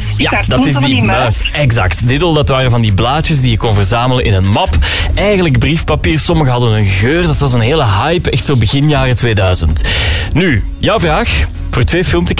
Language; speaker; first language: Dutch; native; Dutch